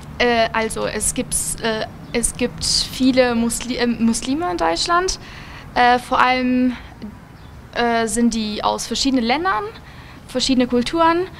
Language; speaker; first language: German; early bilingual, other home language; Albanian